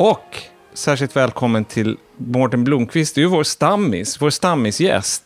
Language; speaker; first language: Swedish; native; Swedish